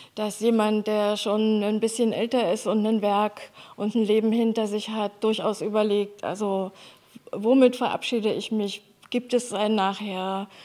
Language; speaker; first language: German; native; German